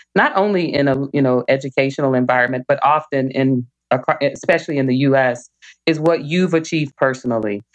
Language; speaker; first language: English; native; English